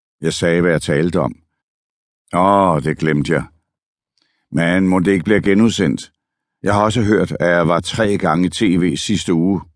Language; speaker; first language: Danish; native; Danish